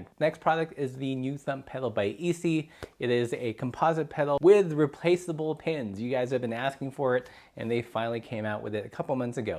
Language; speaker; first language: English; native; English